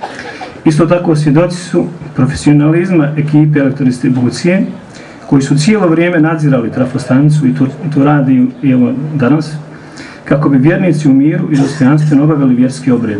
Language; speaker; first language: Croatian; native; Croatian